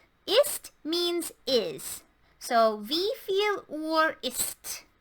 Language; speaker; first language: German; non-native, fluent; English